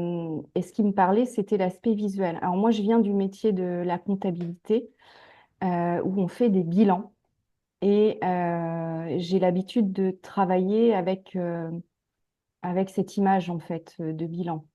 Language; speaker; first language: French; native; French